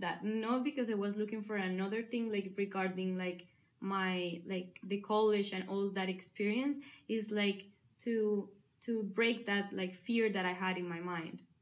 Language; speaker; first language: English; non-native, learner; Spanish